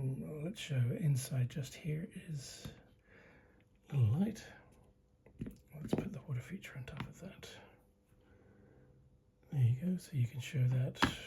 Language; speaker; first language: English; native; English